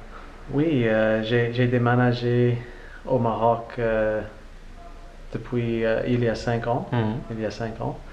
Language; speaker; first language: French; non-native, learner; English